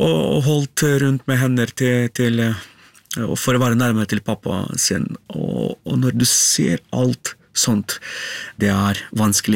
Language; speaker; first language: Norwegian; non-native, learner; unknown